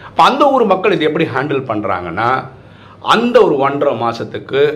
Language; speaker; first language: Tamil; native; Tamil